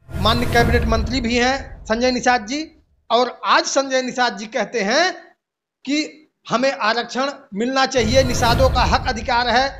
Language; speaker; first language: Hindi; native; Hindi